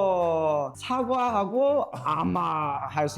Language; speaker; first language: Korean; non-native, learner; English